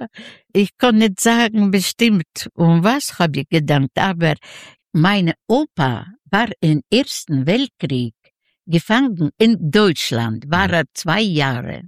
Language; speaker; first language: German; non-native, learner; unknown